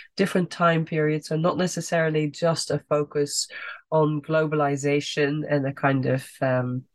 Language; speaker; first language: English; non-native, fluent; Dutch